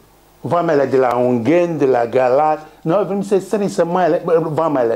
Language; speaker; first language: Romanian; non-native, learner; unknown